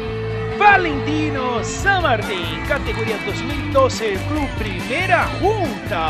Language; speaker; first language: Spanish; native; Spanish